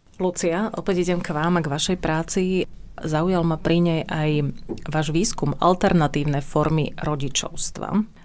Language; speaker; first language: Slovak; native; Slovak